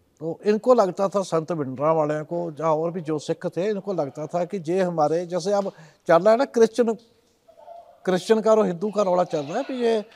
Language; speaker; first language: Hindi; non-native, local second language; Punjabi